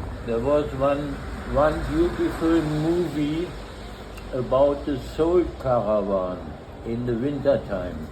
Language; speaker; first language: English; non-native, fluent; German